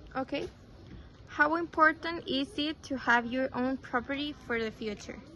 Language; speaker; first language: English; non-native, fluent; Spanish